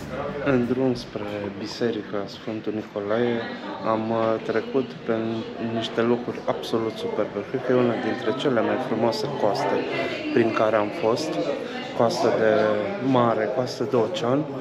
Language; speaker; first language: Romanian; native; Romanian